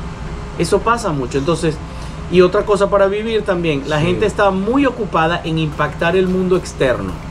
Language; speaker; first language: Spanish; native; Spanish